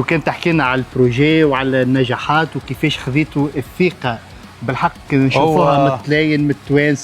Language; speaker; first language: Arabic; native; Arabic